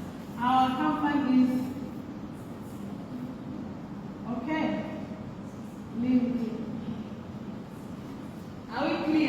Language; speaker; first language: English; non-native, local second language; Swahili